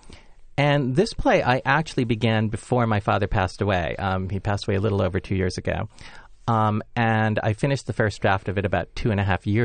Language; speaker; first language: English; native; English